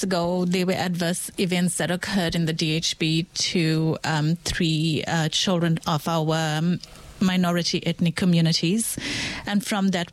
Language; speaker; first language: English; native; English